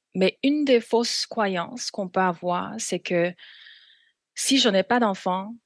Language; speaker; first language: French; non-native, fluent; Korean